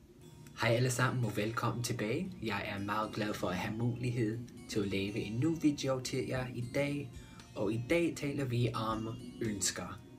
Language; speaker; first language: Danish; non-native, fluent; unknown